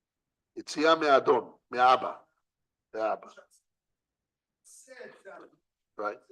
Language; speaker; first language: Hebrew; non-native, fluent; English